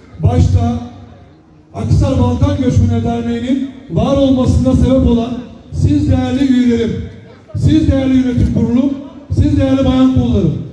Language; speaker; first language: Turkish; native; Turkish